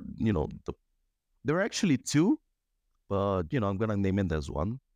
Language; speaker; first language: English; non-native, fluent; Spanish